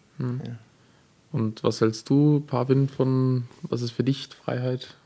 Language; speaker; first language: German; native; German